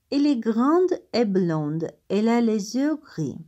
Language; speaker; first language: French; non-native, fluent; Armenian